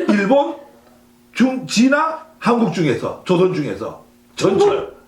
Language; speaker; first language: Korean; native; Korean